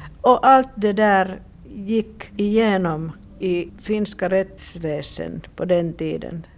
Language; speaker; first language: Swedish; non-native, local second language; Finnish